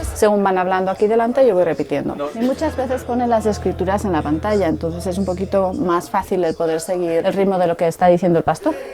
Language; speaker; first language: Spanish; native; Spanish